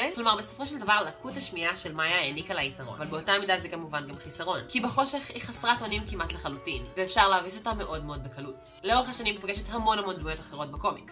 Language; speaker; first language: Hebrew; native; Hebrew